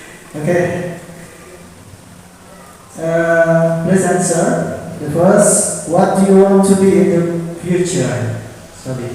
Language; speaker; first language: English; non-native, learner; Indonesian